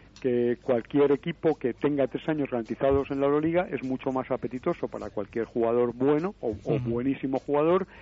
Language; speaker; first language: Spanish; native; Spanish